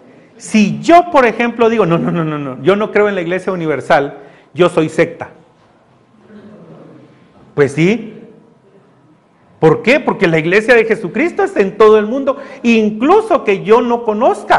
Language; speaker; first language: Spanish; native; Spanish